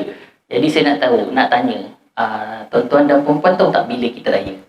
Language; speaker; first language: Malay; native; Malay